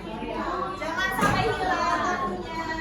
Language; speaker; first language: Indonesian; native; Indonesian